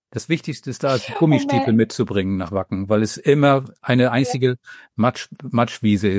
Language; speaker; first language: German; native; German